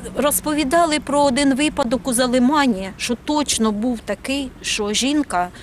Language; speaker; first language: Ukrainian; native; Ukrainian